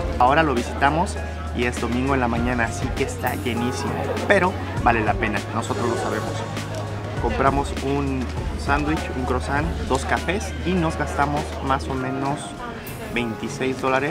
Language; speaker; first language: Spanish; native; Spanish